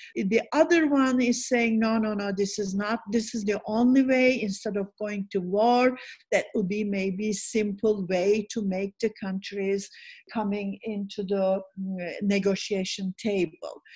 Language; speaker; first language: English; non-native, fluent; Turkish